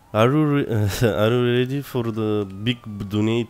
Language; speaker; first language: English; non-native, learner; Bulgarian